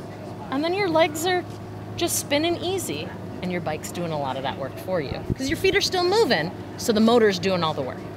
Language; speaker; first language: English; native; English